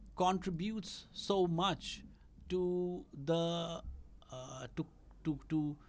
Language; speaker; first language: English; non-native, local second language; Bangla